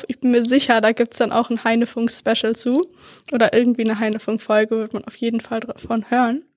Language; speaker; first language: German; native; German